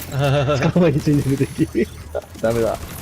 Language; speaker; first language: Japanese; native; Japanese